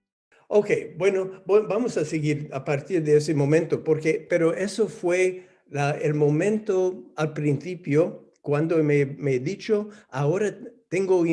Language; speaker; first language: Spanish; non-native, fluent; English